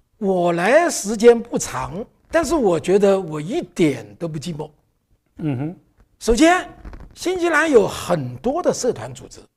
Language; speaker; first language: Chinese; native; Chinese